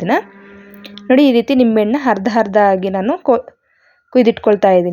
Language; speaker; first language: Kannada; native; Kannada